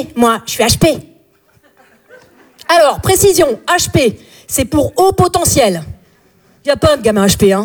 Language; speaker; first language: French; native; French